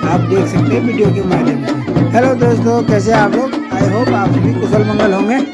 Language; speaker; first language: Hindi; non-native, local second language; Garhwali